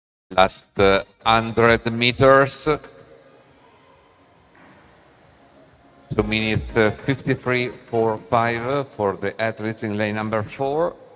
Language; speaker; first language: English; non-native, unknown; Italian